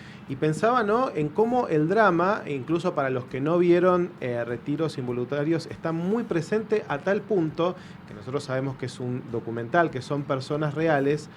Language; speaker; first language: Spanish; native; Spanish